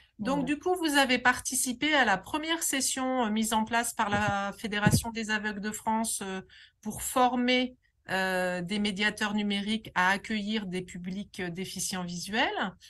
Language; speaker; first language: French; native; French